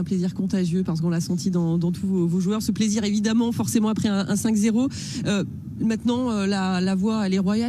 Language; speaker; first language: French; native; French